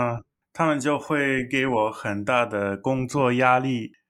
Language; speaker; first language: Chinese; non-native, learner; English